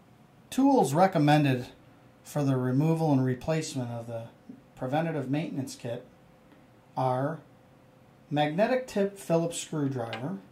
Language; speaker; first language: English; native; English